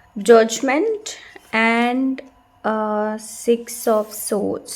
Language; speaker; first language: English; non-native, local second language; Kannada